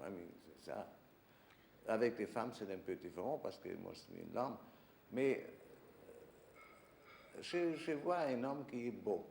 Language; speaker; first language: French; non-native, fluent; German